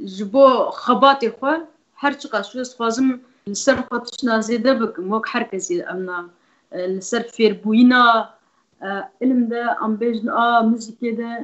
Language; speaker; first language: Kurdish; native; Kurdish